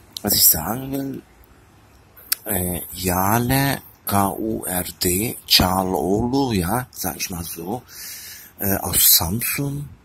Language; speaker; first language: German; early bilingual, other home language; Turkish